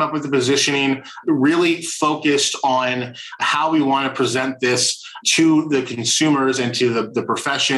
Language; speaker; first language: English; native; English